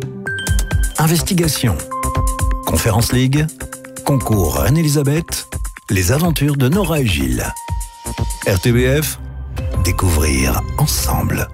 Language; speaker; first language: French; native; French